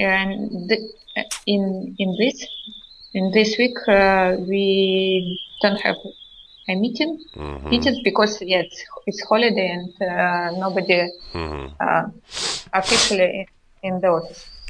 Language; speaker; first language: English; non-native, learner; Russian